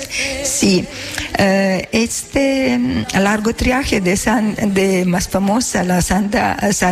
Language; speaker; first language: Spanish; non-native, fluent; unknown